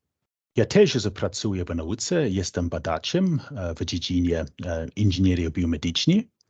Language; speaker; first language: Polish; non-native, fluent; English